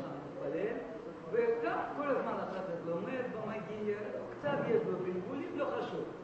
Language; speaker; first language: Hebrew; non-native, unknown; Russian